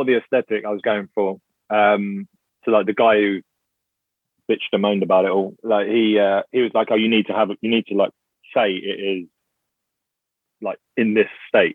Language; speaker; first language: English; native; English